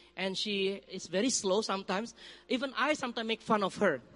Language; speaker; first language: English; non-native, fluent; Indonesian